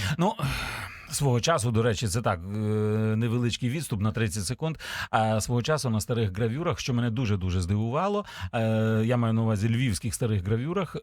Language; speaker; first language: Ukrainian; native; Ukrainian